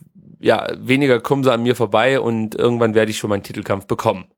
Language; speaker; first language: German; native; German